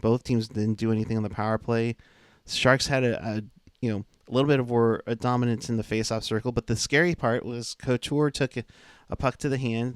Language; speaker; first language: English; native; English